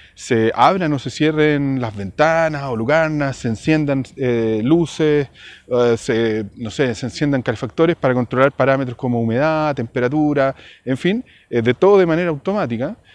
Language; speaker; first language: Spanish; native; Spanish